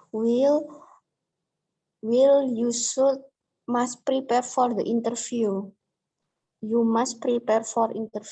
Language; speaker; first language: English; non-native, learner; Indonesian